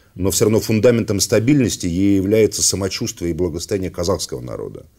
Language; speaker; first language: Russian; native; Russian